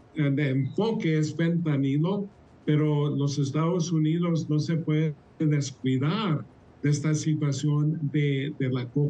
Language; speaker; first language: Spanish; early bilingual, heritage; Spanish